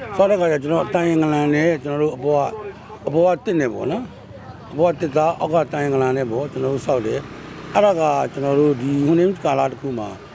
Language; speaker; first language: Burmese; native; Burmese